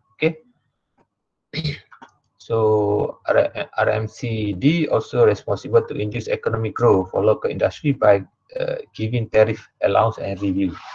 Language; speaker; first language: English; non-native, local second language; Malay